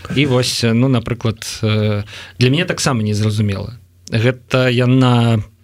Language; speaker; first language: Belarusian; non-native, local second language; Russian